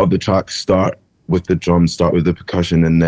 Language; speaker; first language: English; native; English